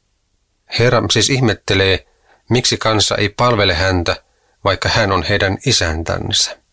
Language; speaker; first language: Finnish; native; Finnish